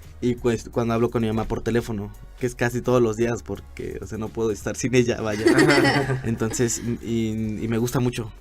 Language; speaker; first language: Spanish; non-native, local second language; Nahuatl languages